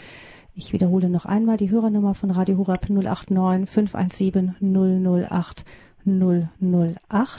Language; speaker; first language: German; native; German